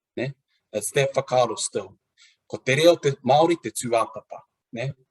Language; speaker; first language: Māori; native; Māori